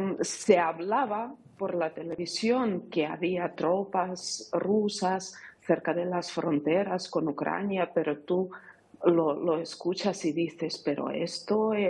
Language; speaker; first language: Spanish; non-native, fluent; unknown